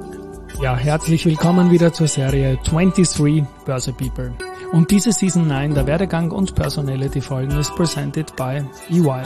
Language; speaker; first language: German; native; German